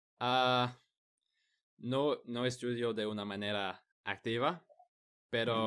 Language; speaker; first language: Spanish; non-native, learner; English